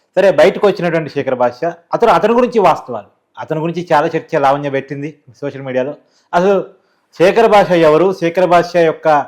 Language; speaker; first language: Telugu; native; Telugu